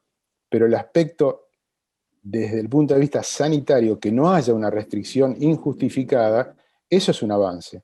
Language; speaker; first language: Spanish; native; Spanish